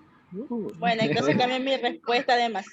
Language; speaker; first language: Spanish; native; Spanish